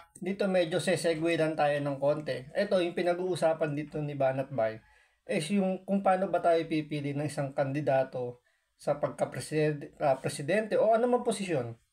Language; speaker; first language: Filipino; native; Filipino